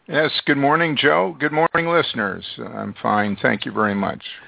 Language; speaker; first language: English; native; English